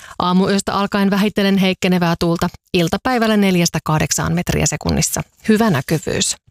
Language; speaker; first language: Finnish; native; Finnish